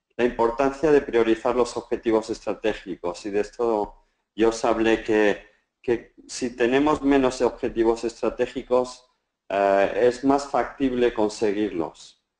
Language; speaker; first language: Spanish; native; Spanish